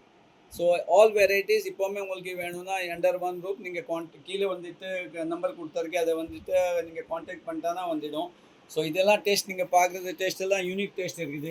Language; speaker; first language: Tamil; non-native, fluent; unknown